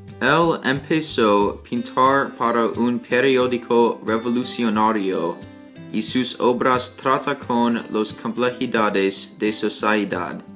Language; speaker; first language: Spanish; non-native, learner; English